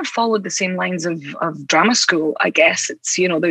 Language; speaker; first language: English; native; English